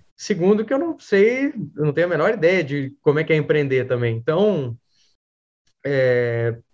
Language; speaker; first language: Portuguese; native; Portuguese